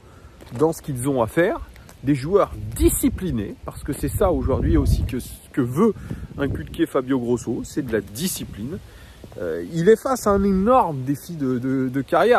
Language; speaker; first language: French; native; French